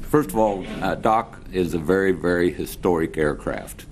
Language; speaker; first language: English; native; English